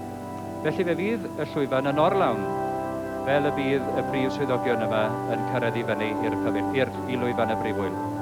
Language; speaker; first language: Welsh; native; Welsh